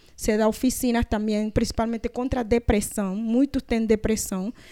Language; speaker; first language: Portuguese; non-native, learner; Spanish